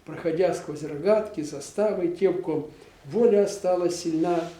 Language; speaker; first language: Russian; non-native, local second language; Ukrainian